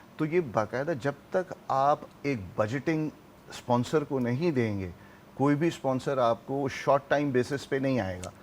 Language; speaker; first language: Urdu; native; Urdu